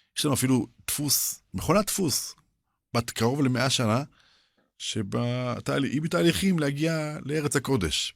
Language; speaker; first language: Hebrew; early bilingual, other home language; Arabic